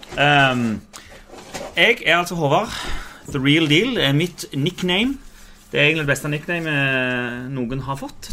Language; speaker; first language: Norwegian; native; Norwegian